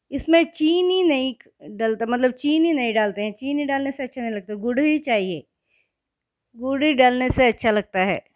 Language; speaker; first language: Hindi; non-native, local second language; Kannada